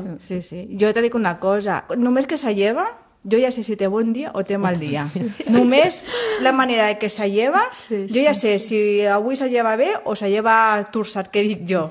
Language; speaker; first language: Catalan; non-native, local second language; Spanish